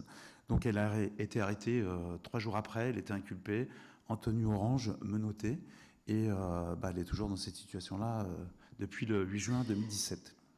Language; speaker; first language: French; native; French